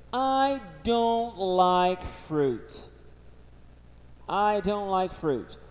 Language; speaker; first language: English; non-native, fluent; Portuguese